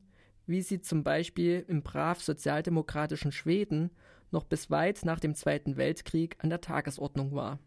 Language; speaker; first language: German; native; German